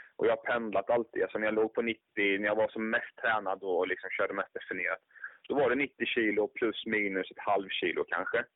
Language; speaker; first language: Swedish; native; Swedish